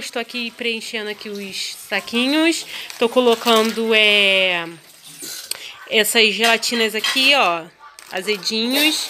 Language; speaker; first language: Portuguese; native; Portuguese